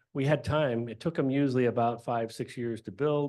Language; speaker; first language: English; native; English